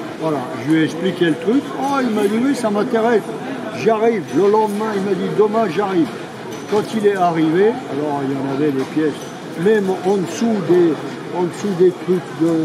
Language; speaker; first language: French; native; French